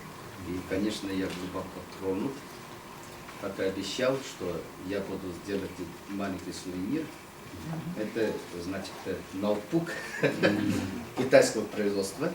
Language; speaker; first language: Russian; non-native, fluent; Chinese